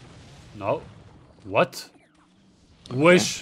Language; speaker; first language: English; non-native, learner; French